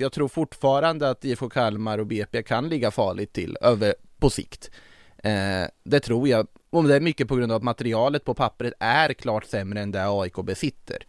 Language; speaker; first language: Swedish; native; Swedish